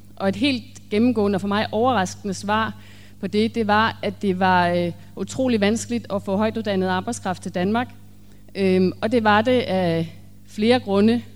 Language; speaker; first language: Danish; native; Danish